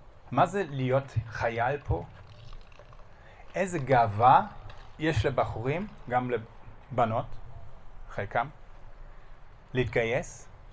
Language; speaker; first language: Hebrew; non-native, fluent; German